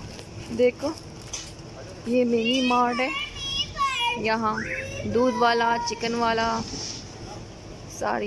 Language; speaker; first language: Hindi; non-native, learner; Arabic